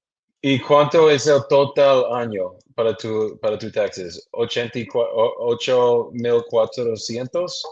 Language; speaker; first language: Spanish; non-native, learner; English